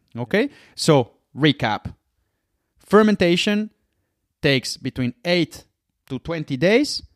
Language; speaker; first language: English; non-native, fluent; Spanish